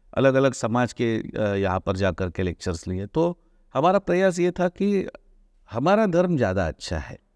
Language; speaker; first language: Hindi; non-native, local second language; Marathi